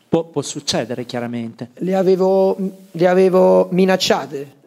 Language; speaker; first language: Italian; native; Italian